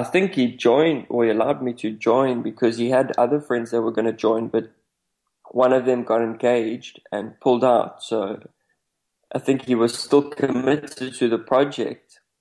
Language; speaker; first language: English; native; English